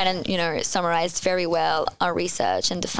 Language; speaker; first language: English; non-native, fluent; French